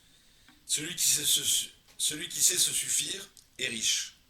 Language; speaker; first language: French; native; French